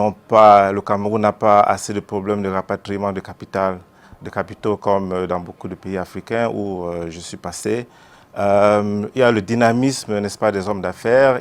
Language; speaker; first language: French; native; French